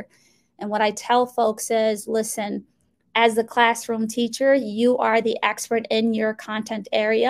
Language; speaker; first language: English; early bilingual, other home language; Somali